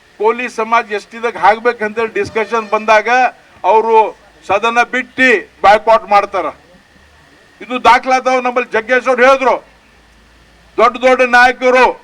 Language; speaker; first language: Kannada; non-native, local second language; Lambadi